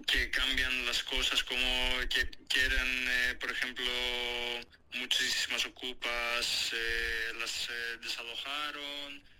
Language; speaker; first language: Spanish; non-native, fluent; Greek